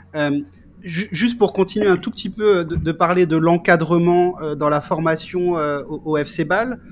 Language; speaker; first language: French; native; French